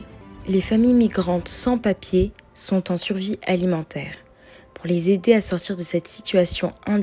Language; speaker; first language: French; native; French